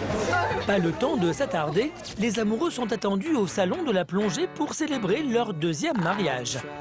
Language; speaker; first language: French; native; French